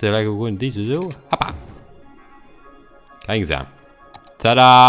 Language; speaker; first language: Dutch; native; Dutch